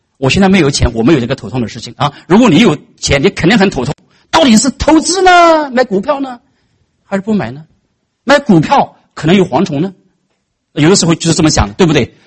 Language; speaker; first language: Chinese; native; Chinese